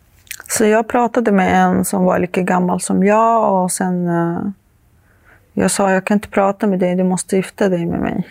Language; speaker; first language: Swedish; early bilingual, other home language; Arabic